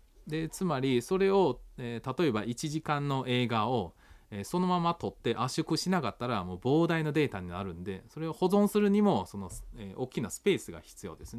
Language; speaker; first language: Japanese; non-native, fluent; Chinese